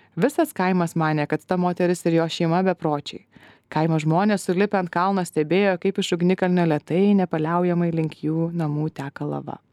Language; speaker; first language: Lithuanian; native; Lithuanian